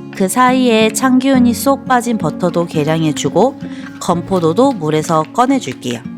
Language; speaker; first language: Korean; native; Korean